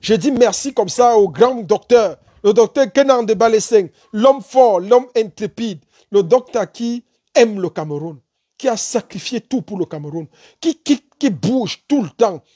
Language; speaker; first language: French; native; French